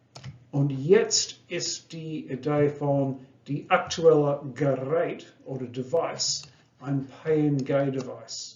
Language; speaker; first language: German; non-native, fluent; English